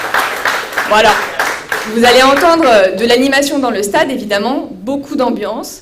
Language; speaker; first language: French; native; French